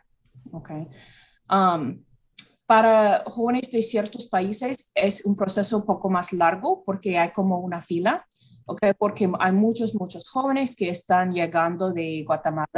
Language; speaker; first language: Spanish; non-native, fluent; English